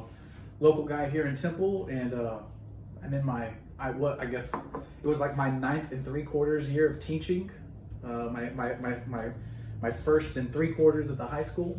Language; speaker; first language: English; native; English